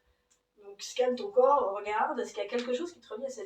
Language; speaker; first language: French; native; French